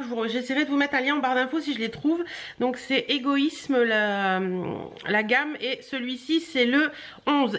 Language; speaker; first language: French; native; French